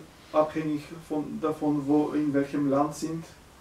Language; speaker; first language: German; non-native, learner; Bulgarian